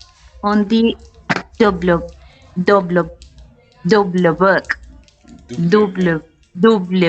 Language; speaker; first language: French; non-native, learner; Spanish